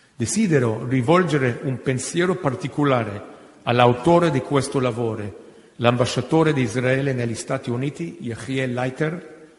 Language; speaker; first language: Italian; non-native, fluent; Hebrew